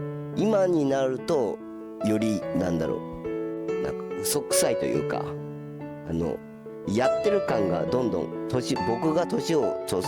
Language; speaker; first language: Japanese; native; Japanese